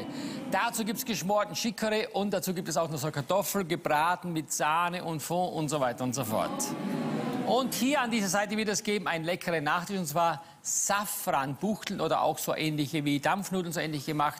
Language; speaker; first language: German; native; German